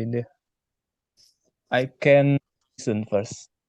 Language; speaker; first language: English; non-native, learner; Indonesian